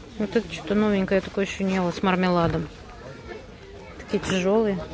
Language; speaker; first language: Russian; native; Russian